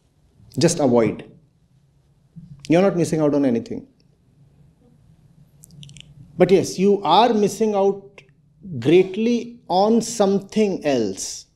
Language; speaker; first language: English; non-native, local second language; Hindi